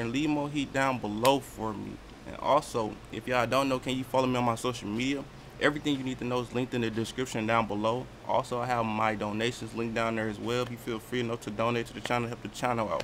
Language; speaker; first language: English; native; English